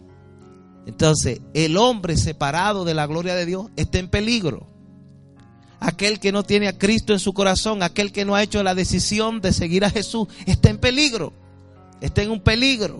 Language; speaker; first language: Spanish; native; Spanish